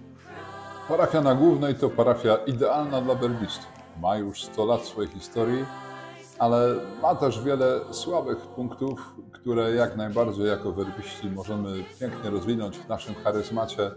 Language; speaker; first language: Polish; native; Polish